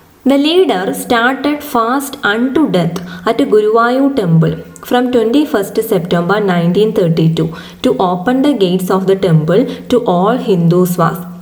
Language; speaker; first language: English; non-native, local second language; Malayalam